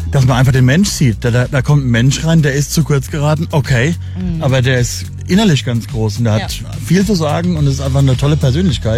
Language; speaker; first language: German; native; German